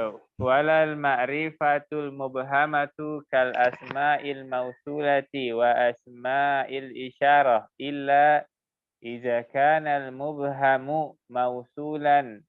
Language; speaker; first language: Arabic; non-native, learner; Indonesian